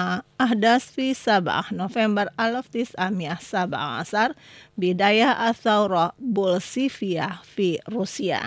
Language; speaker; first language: Arabic; non-native, fluent; Indonesian